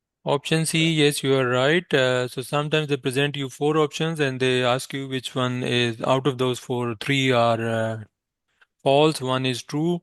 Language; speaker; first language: English; non-native, local second language; Urdu